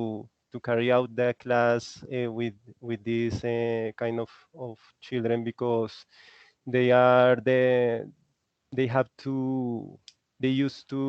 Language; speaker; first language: English; non-native, learner; Spanish